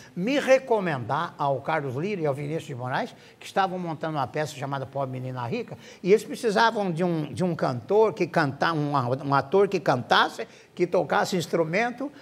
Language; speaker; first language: Portuguese; native; Portuguese